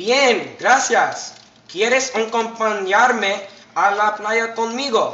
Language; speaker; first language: Spanish; non-native, learner; English